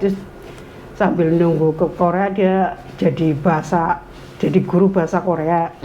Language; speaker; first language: Indonesian; non-native, local second language; Javanese